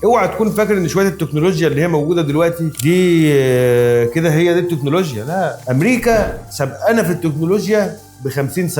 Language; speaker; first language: Arabic; native; Arabic